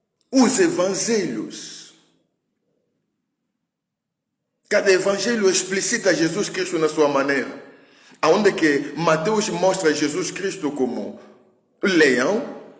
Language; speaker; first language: Portuguese; non-native, fluent; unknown